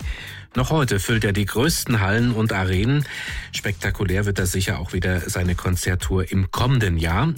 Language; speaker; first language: German; native; German